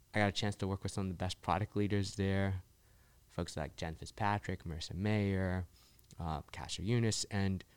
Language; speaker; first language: English; early bilingual, other home language; Chinese